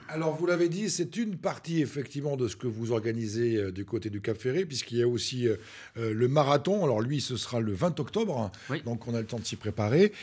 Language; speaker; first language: French; native; French